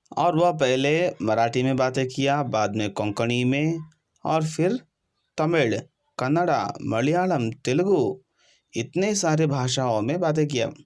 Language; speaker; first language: Hindi; non-native, local second language; Kannada